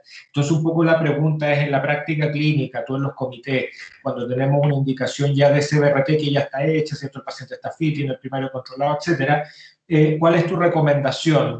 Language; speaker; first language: Spanish; native; Spanish